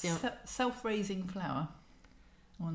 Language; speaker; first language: French; non-native, learner; English